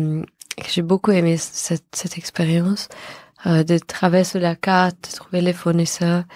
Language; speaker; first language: French; non-native, fluent; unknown